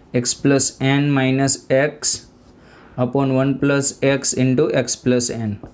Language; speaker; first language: Hindi; non-native, local second language; Gujarati